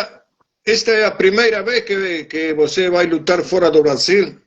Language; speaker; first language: Portuguese; non-native, learner; Spanish